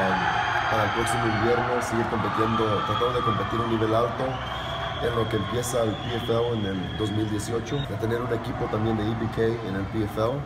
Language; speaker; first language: Spanish; native; Spanish